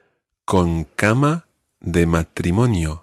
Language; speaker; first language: Spanish; non-native, fluent; English